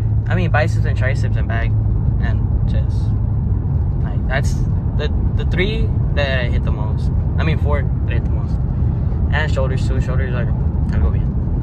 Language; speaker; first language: English; early bilingual, other home language; Spanish